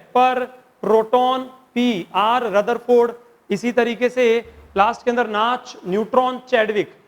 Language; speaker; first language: Hindi; native; Hindi